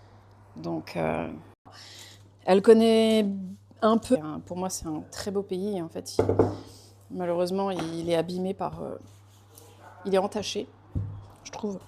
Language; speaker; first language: French; early bilingual, other home language; Portuguese